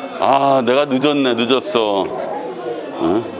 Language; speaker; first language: Korean; native; Korean